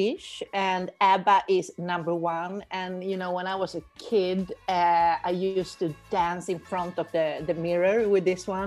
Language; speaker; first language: English; non-native, fluent; Swedish